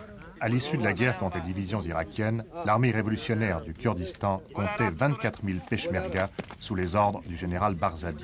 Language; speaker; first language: French; native; French